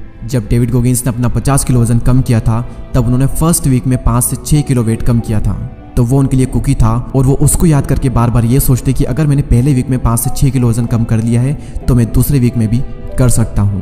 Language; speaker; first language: Hindi; native; Hindi